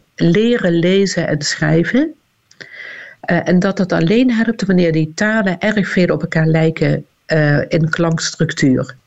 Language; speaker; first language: Dutch; native; Dutch